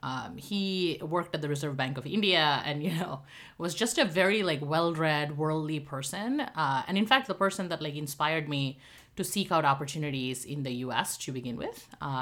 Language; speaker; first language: English; non-native, local second language; Tamil